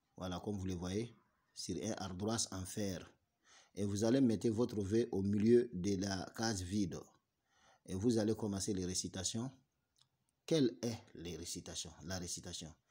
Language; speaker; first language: French; non-native, local second language; Bambara